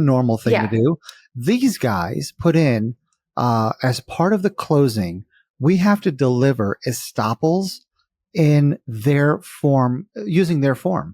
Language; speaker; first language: English; native; English